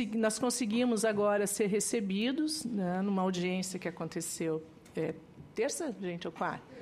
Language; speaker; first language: Portuguese; native; Portuguese